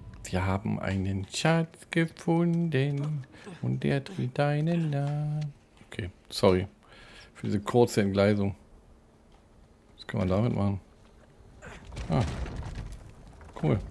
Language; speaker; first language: German; native; German